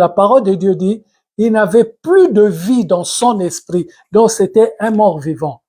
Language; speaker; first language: French; non-native, local second language; Lingala